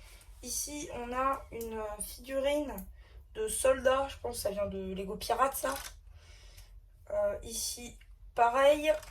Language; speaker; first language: French; native; French